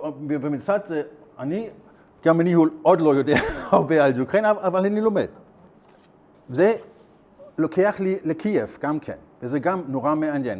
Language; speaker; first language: Hebrew; non-native, learner; German